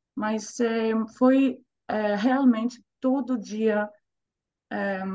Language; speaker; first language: Portuguese; non-native, fluent; Greek